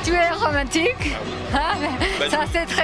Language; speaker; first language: French; non-native, learner; Spanish